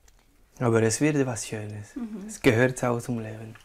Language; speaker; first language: German; non-native, learner; Spanish